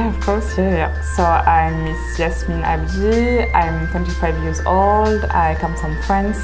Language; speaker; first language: English; non-native, fluent; French